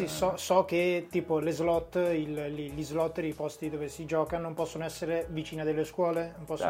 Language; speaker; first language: Italian; native; Italian